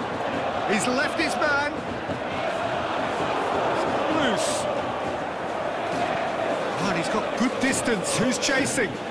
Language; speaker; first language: English; native; English